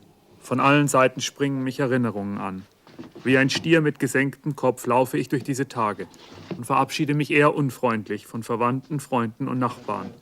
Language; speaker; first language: German; native; German